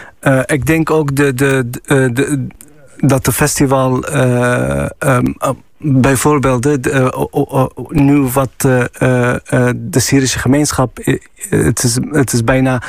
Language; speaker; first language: Dutch; non-native, fluent; Arabic